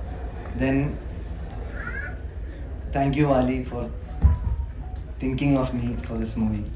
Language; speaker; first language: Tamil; non-native, learner; Malayalam